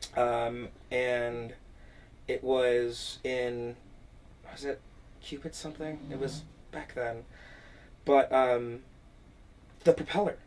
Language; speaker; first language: English; native; English